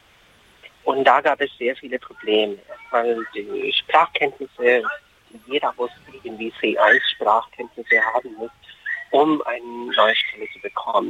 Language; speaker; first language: German; non-native, fluent; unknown